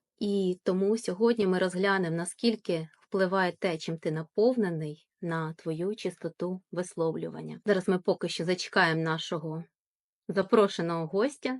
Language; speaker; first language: Ukrainian; native; Ukrainian